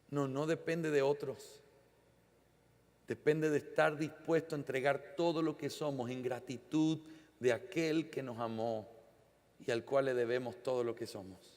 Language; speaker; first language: Spanish; native; Spanish